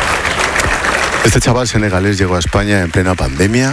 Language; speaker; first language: Spanish; native; Spanish